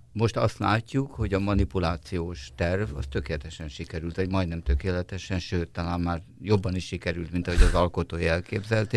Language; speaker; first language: Hungarian; native; Hungarian